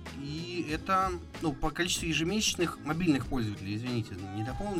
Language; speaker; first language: Russian; native; Russian